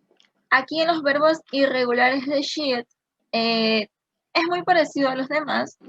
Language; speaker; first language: Spanish; native; Spanish